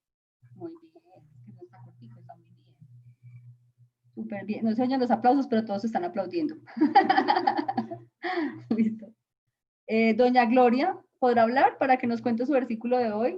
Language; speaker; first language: Spanish; native; Spanish